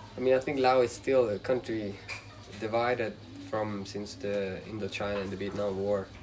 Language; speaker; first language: English; non-native, fluent; Swedish